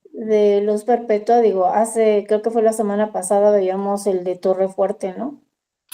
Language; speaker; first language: Spanish; native; Spanish